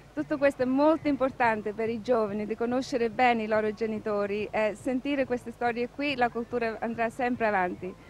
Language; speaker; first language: Italian; native; Italian